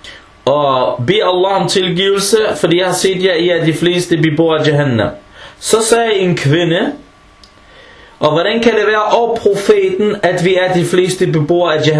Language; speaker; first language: Danish; early bilingual, other home language; Arabic